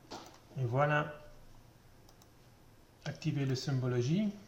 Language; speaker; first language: French; non-native, learner; German